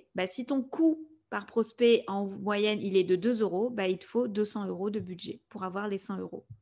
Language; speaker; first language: French; non-native, fluent; Spanish